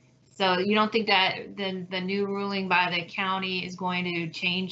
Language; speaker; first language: English; native; English